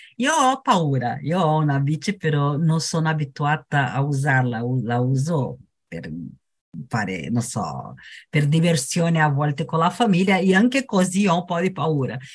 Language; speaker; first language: Italian; non-native, fluent; Portuguese